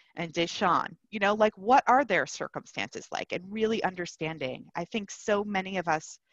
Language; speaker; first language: English; native; English